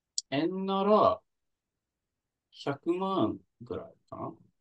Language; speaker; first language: Japanese; non-native, learner; English